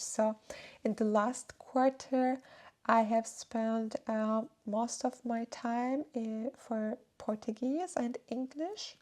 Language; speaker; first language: English; non-native, fluent; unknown